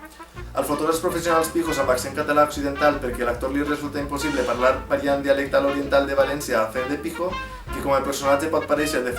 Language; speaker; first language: Catalan; native; Catalan